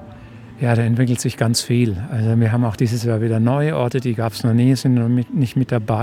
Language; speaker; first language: German; native; German